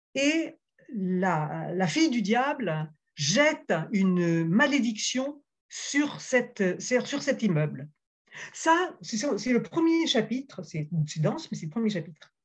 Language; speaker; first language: French; native; French